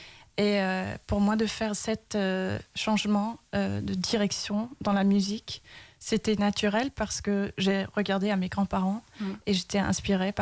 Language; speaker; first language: French; early bilingual, heritage; Danish